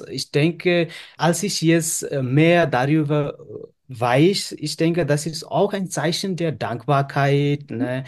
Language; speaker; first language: German; non-native, fluent; Nepali